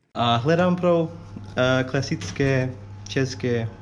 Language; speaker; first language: Czech; non-native, learner; English